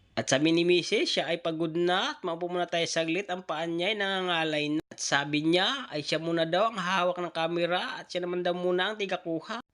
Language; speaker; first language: Filipino; native; Filipino